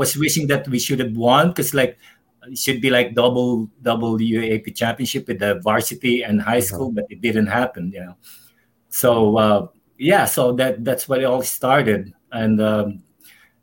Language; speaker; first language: English; non-native, local second language; Filipino